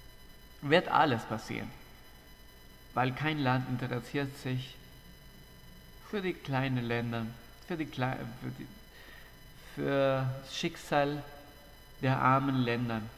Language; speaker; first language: German; non-native, fluent; Spanish